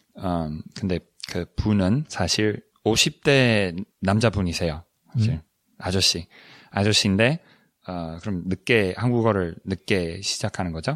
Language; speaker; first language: Korean; non-native, fluent; English